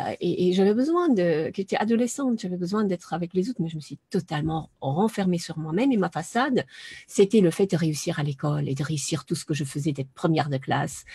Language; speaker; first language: French; non-native, fluent; German